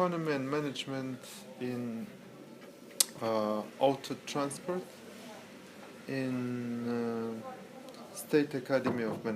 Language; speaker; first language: English; non-native, learner; Russian